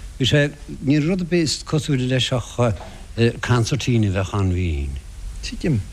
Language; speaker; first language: Irish; non-native, local second language; English